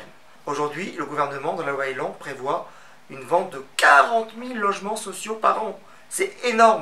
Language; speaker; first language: French; native; French